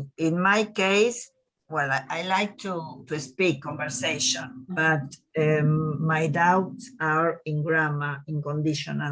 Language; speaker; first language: English; non-native, learner; Spanish